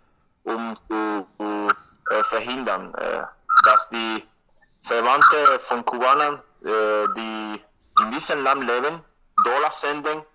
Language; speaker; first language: German; non-native, learner; Spanish